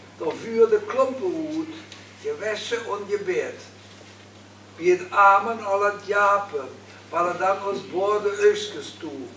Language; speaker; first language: German; native; German